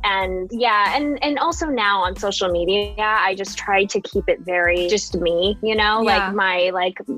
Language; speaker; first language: English; native; English